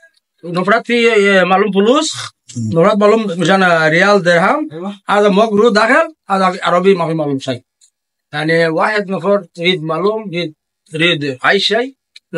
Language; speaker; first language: Arabic; non-native, learner; Bangla